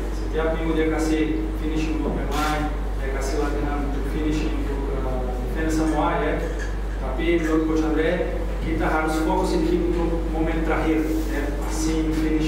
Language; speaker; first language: Indonesian; non-native, learner; Portuguese